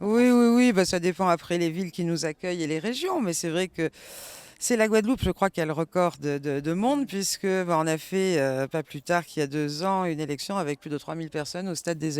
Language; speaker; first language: French; native; French